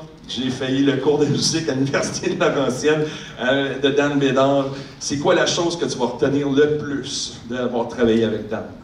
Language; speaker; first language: French; native; French